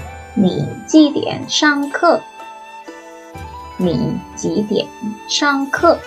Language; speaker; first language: Chinese; non-native, fluent; Indonesian